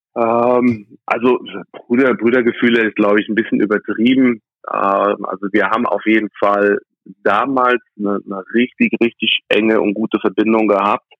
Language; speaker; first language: German; early bilingual, other home language; English